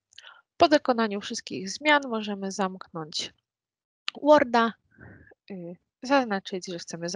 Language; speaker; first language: Polish; native; Polish